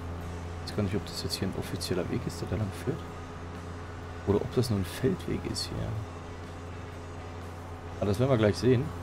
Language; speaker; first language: German; native; German